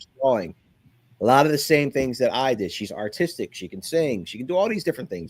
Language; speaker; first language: English; native; English